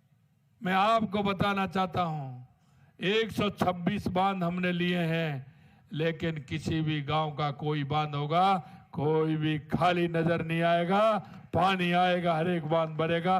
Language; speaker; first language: Hindi; native; Hindi